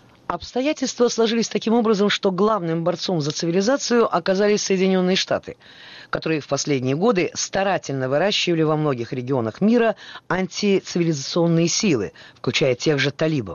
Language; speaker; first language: Russian; native; Russian